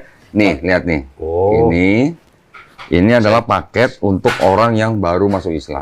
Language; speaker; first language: Indonesian; native; Indonesian